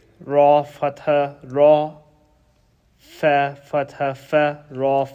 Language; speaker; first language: Arabic; non-native, learner; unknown